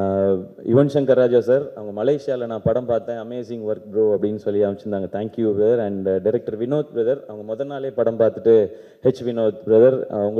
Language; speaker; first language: Tamil; native; Tamil